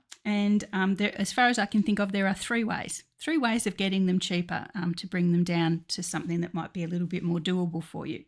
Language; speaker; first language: English; native; English